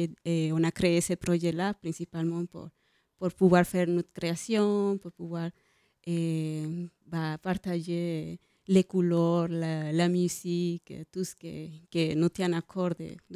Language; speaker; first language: French; non-native, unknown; Spanish